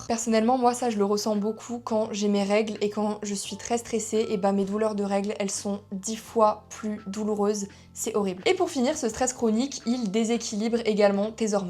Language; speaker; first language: French; native; French